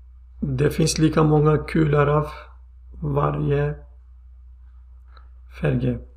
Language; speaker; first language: Swedish; non-native, fluent; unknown